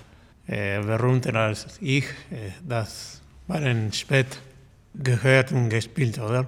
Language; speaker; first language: German; non-native, learner; Spanish